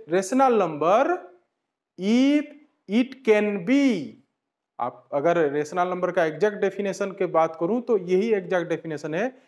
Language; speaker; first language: Hindi; non-native, local second language; Bangla